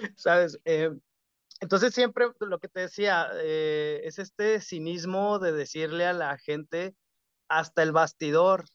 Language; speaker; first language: Spanish; native; Spanish